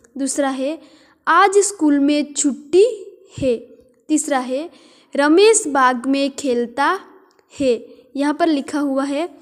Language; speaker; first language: Hindi; non-native, local second language; Gujarati